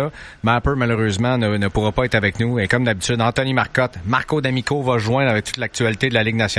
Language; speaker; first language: French; native; French